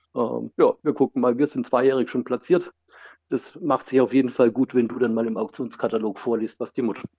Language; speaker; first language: German; native; German